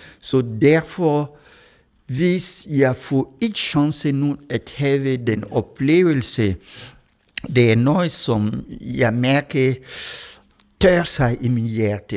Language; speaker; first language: Danish; non-native, fluent; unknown